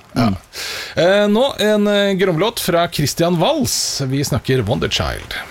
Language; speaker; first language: Norwegian; native; Norwegian